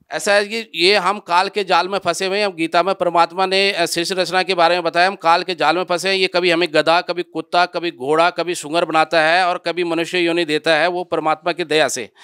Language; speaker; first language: Hindi; native; Hindi